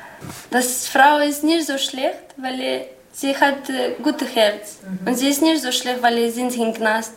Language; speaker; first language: German; non-native, learner; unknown